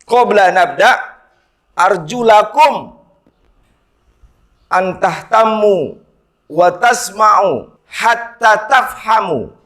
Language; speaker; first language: Arabic; non-native, fluent; Indonesian